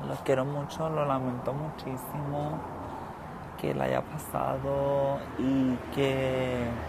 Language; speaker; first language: Spanish; early bilingual, other home language; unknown